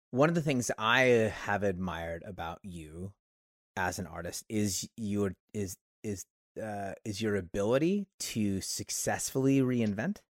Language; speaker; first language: English; native; English